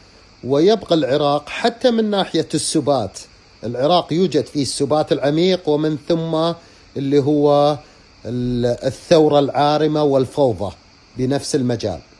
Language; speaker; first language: Arabic; native; Arabic